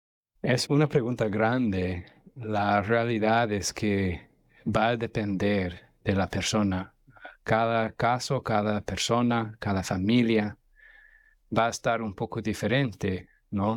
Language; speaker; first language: Spanish; non-native, fluent; English